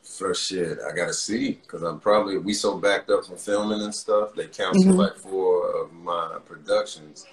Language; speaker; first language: English; native; English